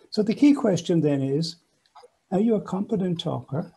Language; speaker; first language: English; native; English